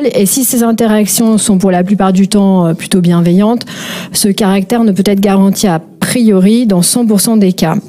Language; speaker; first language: French; native; French